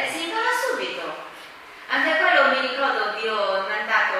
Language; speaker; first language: Italian; non-native, fluent; Chinese